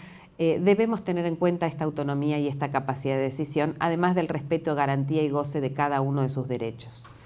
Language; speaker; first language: Spanish; native; Spanish